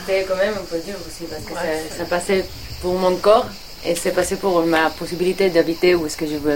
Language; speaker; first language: French; non-native, learner; Catalan